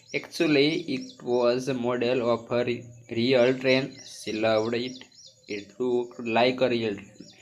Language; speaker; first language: English; non-native, local second language; Gujarati